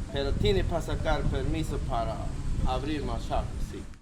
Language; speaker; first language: Spanish; non-native, learner; Plautdietsch